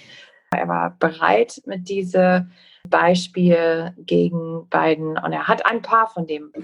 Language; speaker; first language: German; non-native, fluent; English